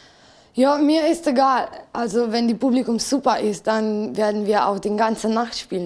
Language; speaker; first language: German; non-native, fluent; Slovenian